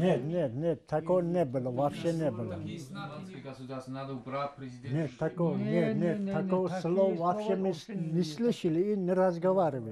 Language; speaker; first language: Russian; non-native, local second language; Tajik